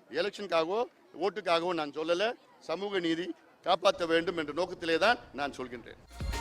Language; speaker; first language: Tamil; native; Tamil